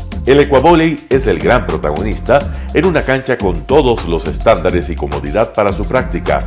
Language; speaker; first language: Spanish; native; Spanish